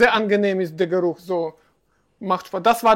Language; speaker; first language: German; non-native, fluent; Russian